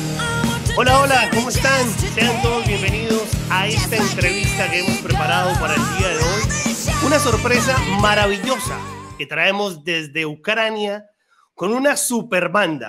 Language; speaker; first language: Spanish; native; Spanish